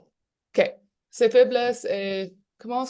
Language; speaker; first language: French; non-native, local second language; English